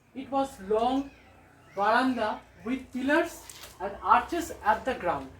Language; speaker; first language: English; non-native, local second language; Bangla